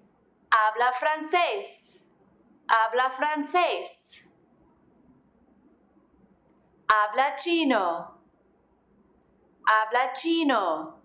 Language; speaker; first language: Spanish; non-native, fluent; English